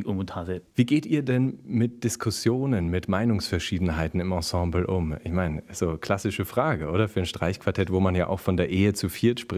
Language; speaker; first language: German; native; German